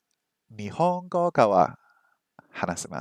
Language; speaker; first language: Japanese; non-native, learner; English